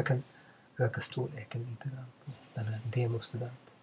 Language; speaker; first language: Swedish; non-native, fluent; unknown